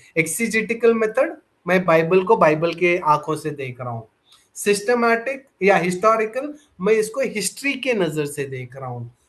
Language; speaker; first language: Hindi; non-native, local second language; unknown